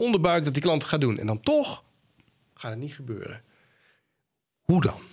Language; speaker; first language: Dutch; native; Dutch